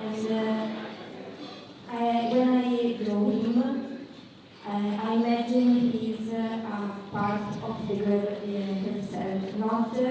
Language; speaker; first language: English; non-native, learner; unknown